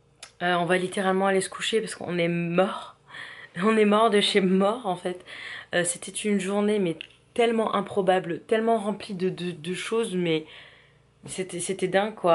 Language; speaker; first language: French; native; French